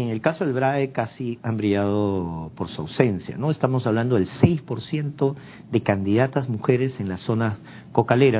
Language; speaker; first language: Spanish; native; Spanish